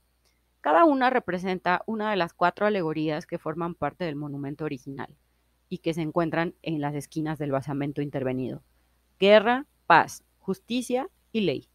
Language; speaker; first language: Spanish; native; Spanish